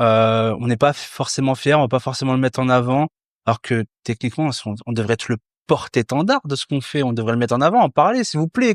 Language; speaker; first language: French; native; French